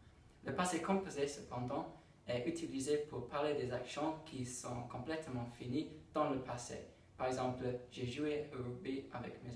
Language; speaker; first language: French; non-native, learner; English